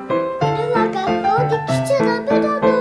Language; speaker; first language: Japanese; early bilingual, other home language; Uyghur